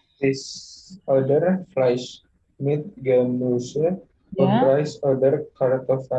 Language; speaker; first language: German; non-native, learner; Indonesian